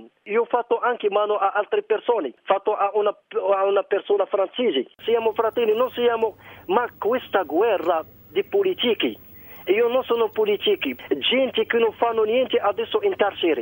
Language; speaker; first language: Italian; non-native, learner; Arabic